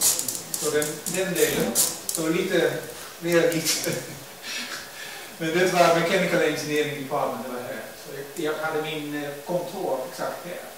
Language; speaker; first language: Swedish; non-native, learner; Dutch